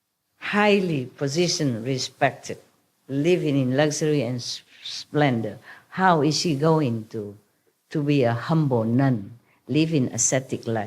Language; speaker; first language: English; non-native, fluent; Vietnamese